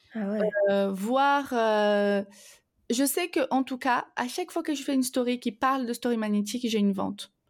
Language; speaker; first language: French; non-native, fluent; Portuguese